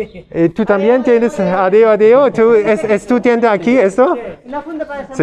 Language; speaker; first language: Spanish; non-native, learner; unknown